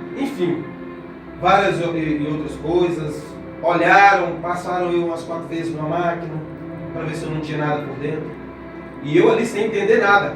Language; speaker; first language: Portuguese; native; Portuguese